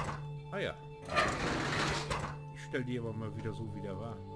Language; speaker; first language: German; native; German